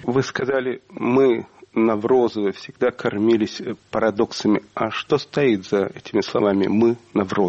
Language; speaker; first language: Russian; native; Russian